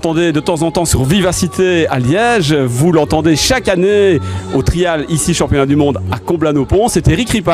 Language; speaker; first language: French; native; French